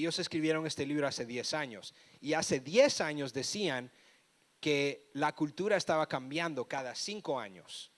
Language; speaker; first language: Spanish; early bilingual, heritage; Spanish